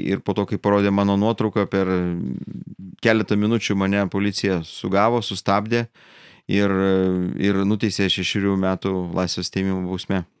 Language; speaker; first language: Lithuanian; native; Lithuanian